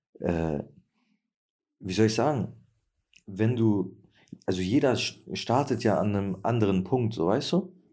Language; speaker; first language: German; early bilingual, other home language; Turkish